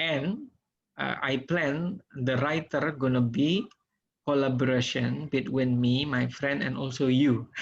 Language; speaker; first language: English; non-native, learner; Indonesian